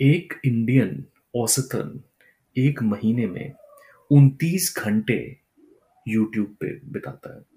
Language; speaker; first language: Hindi; native; Hindi